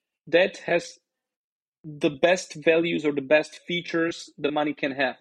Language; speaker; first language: English; non-native, fluent; Slovak